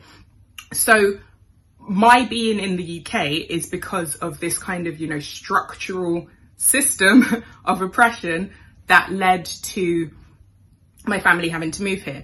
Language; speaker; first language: English; native; English